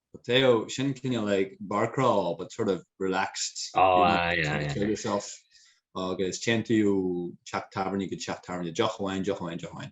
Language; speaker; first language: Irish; non-native, local second language; English